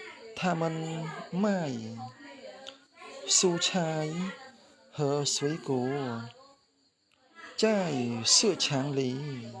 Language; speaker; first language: Chinese; non-native, learner; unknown